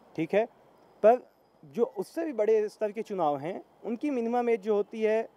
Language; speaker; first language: Hindi; native; Hindi